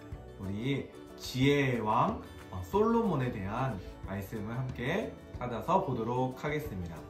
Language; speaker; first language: Korean; native; Korean